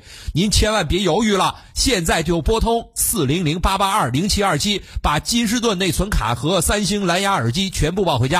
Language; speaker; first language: Chinese; native; Chinese